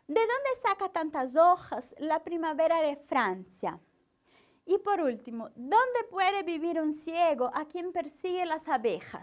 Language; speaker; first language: Spanish; non-native, fluent; Portuguese